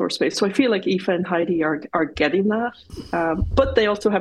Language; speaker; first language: English; native; English